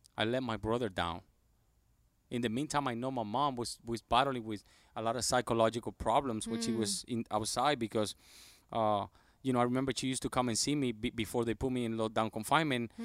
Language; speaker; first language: English; non-native, fluent; Spanish